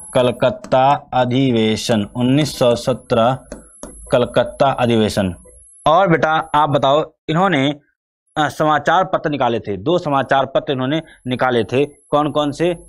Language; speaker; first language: Hindi; native; Hindi